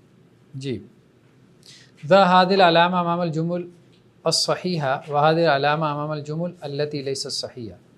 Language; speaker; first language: Arabic; non-native, fluent; Urdu